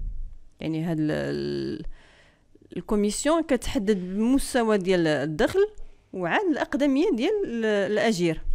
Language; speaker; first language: Arabic; native; Arabic